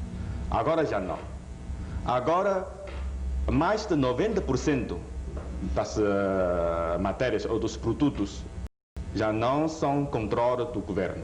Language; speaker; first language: Portuguese; non-native, fluent; Chinese